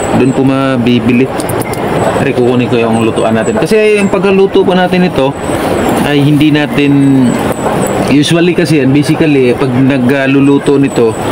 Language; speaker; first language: Filipino; non-native, local second language; Cebuano